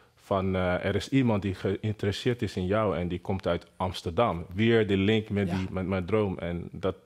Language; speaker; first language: Dutch; non-native, fluent; Bini